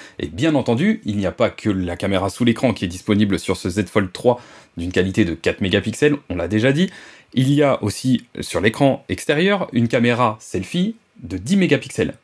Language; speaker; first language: French; native; French